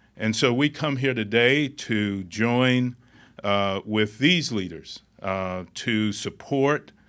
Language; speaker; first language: English; native; English